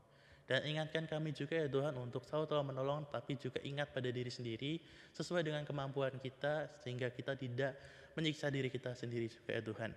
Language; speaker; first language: Indonesian; native; Indonesian